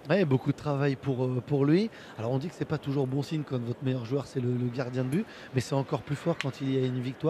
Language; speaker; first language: French; native; French